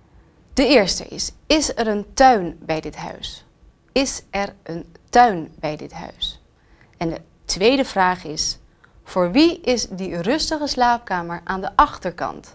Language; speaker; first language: Dutch; native; Dutch